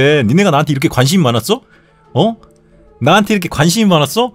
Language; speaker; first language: Korean; native; Korean